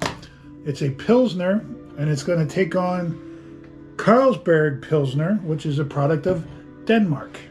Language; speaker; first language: English; native; English